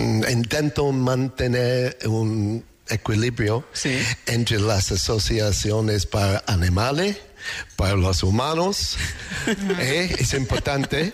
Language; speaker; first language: Spanish; non-native, learner; English